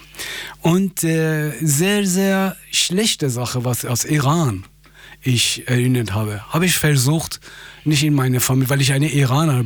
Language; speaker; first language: German; non-native, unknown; Persian